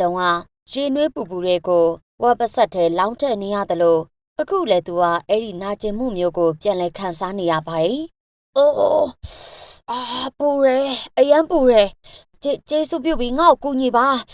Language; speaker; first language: Burmese; native; Burmese